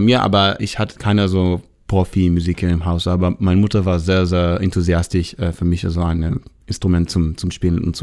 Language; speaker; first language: German; non-native, learner; Hebrew